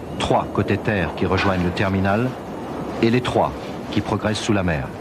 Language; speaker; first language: French; native; French